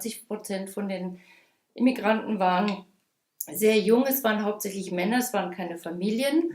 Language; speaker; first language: German; native; German